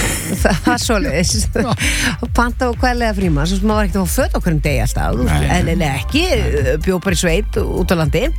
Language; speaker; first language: Icelandic; native; Icelandic